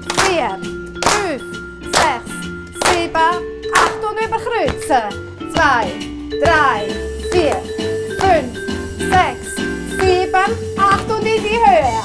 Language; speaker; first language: German; native; German